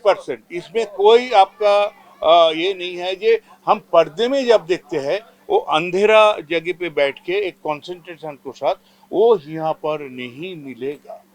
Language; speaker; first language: Hindi; non-native, local second language; Bangla